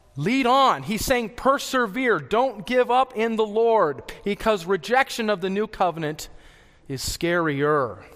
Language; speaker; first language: English; native; English